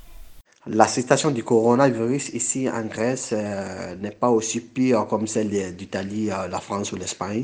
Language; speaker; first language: French; non-native, local second language; Bambara